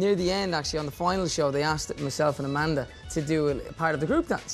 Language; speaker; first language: English; native; English